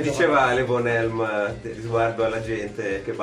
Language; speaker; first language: Italian; native; Italian